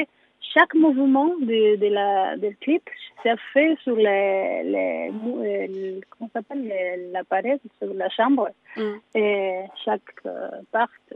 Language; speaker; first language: French; non-native, learner; Spanish